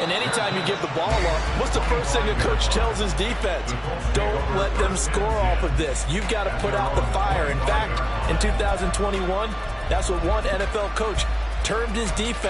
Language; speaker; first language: English; native; English